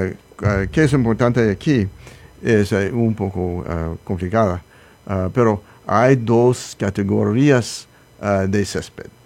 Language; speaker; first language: Spanish; non-native, learner; English